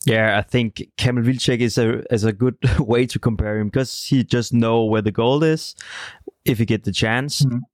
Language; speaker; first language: English; non-native, fluent; Danish